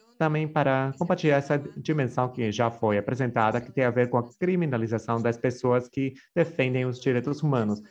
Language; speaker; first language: Portuguese; non-native, fluent; Spanish